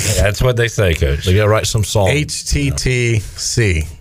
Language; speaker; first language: English; native; English